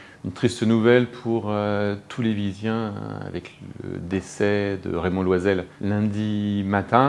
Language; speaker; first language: French; native; French